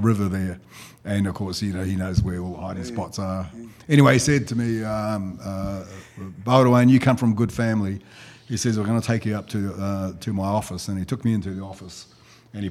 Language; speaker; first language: English; native; English